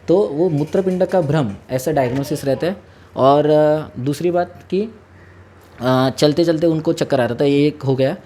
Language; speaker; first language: Hindi; non-native, local second language; Marathi